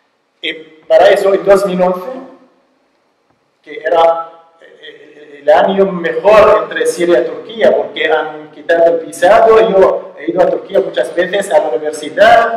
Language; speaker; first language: Spanish; non-native, learner; Arabic